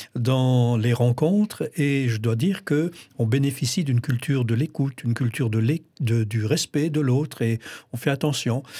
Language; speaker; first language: French; non-native, fluent; English